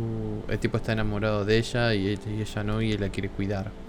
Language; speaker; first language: Spanish; native; Spanish